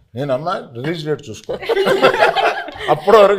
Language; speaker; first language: Telugu; native; Telugu